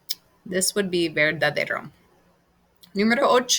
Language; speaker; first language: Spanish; non-native, fluent; English